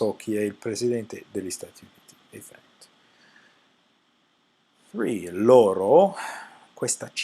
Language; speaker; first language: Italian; non-native, fluent; English